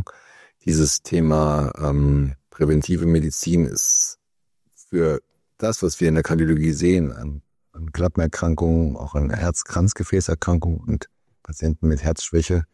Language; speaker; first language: German; native; German